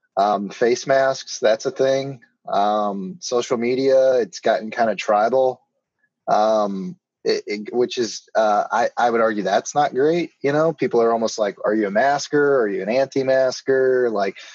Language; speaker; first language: English; native; English